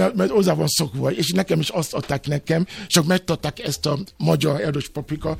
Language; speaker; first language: Hungarian; non-native, fluent; Yoruba